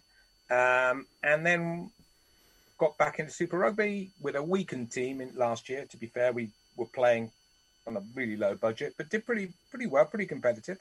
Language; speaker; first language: English; native; English